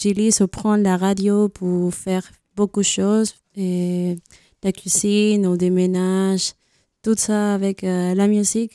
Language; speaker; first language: French; non-native, learner; Spanish